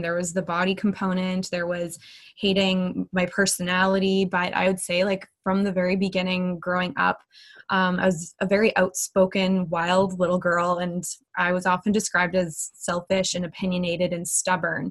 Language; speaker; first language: English; native; English